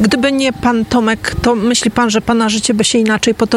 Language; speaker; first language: Polish; native; Polish